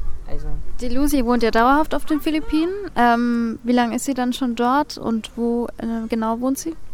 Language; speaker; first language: German; native; German